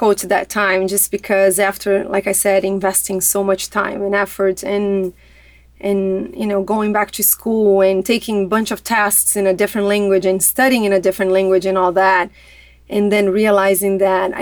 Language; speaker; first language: English; non-native, fluent; Portuguese